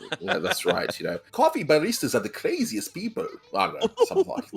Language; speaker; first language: English; native; English